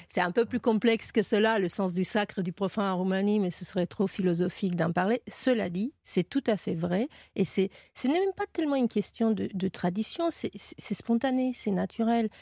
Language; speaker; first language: French; non-native, fluent; Romanian